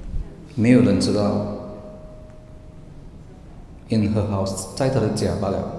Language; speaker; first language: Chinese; non-native, learner; English